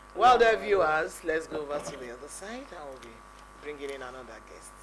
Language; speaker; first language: English; non-native, local second language; Yoruba